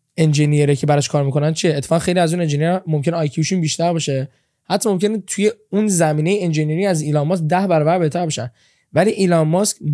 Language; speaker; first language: Persian; early bilingual, heritage; Persian